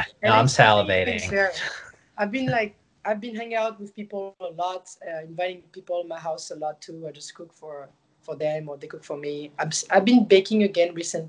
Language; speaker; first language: English; non-native, fluent; French